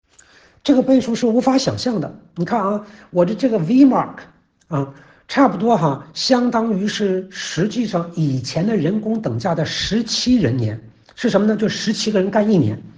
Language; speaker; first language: Chinese; native; Chinese